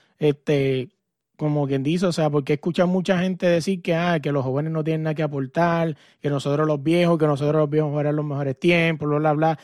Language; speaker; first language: Spanish; native; Spanish